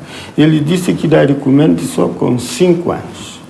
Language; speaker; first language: Portuguese; non-native, local second language; Kabuverdianu